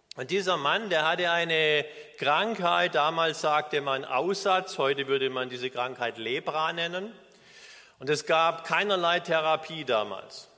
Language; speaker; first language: German; native; German